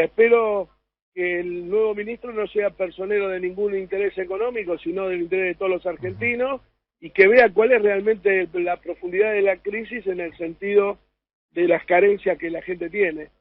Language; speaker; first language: Spanish; native; Spanish